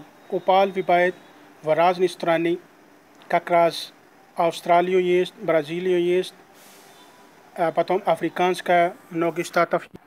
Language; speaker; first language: Russian; non-native, learner; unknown